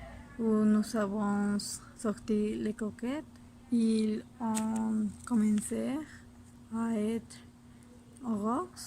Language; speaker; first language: French; non-native, learner; Spanish